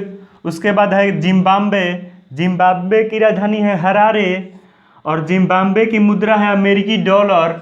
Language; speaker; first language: Hindi; native; Hindi